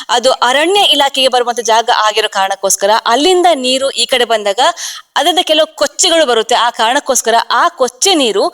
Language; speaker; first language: Kannada; native; Kannada